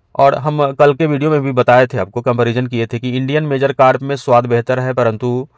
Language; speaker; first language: Hindi; native; Hindi